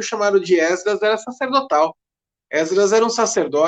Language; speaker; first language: Portuguese; native; Portuguese